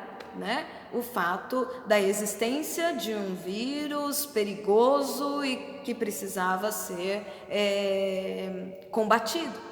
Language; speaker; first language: Portuguese; native; Portuguese